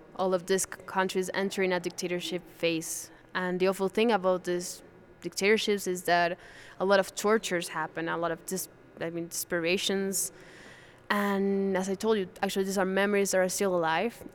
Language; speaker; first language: English; non-native, fluent; Spanish